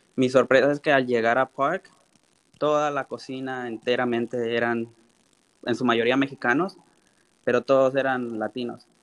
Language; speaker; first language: Spanish; native; Spanish